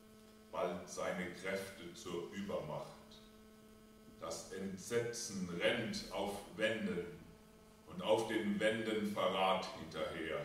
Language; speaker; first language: German; native; German